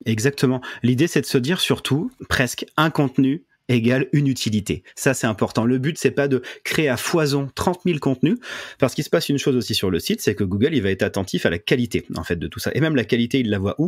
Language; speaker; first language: French; native; French